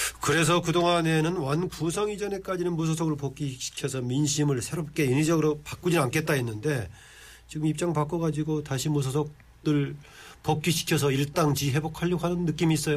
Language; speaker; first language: Korean; native; Korean